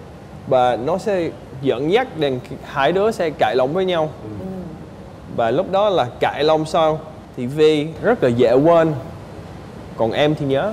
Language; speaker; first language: Vietnamese; non-native, fluent; English